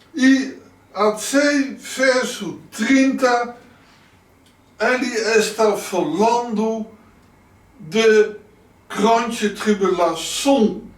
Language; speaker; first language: Portuguese; non-native, learner; Dutch